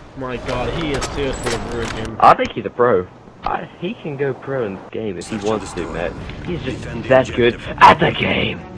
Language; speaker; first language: English; native; English